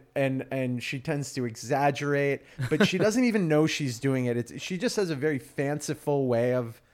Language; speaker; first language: English; native; English